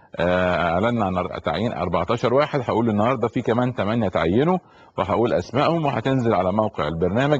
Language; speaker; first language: Arabic; native; Arabic